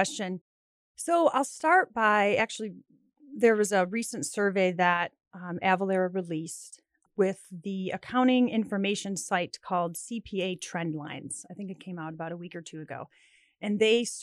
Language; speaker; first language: English; native; English